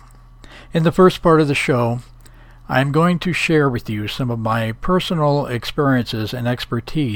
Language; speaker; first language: English; native; English